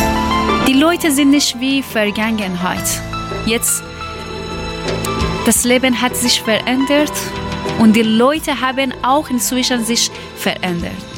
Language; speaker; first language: German; non-native, learner; Persian